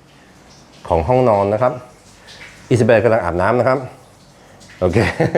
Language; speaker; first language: Thai; non-native, fluent; Norwegian